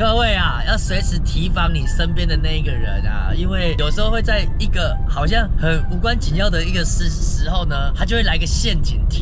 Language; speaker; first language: Chinese; native; Chinese